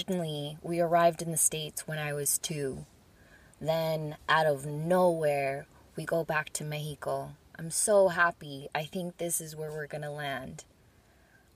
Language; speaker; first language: English; early bilingual, other home language; Spanish